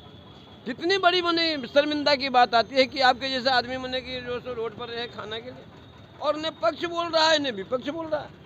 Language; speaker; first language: Hindi; non-native, local second language; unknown